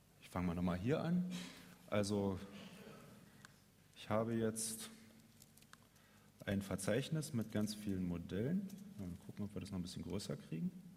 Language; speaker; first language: German; native; German